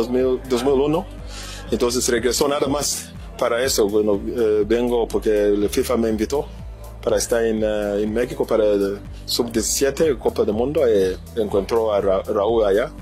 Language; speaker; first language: Spanish; non-native, fluent; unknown